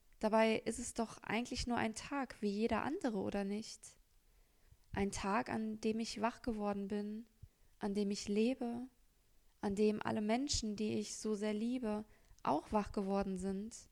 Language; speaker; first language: German; native; German